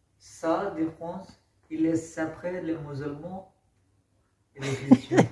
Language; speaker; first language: French; non-native, learner; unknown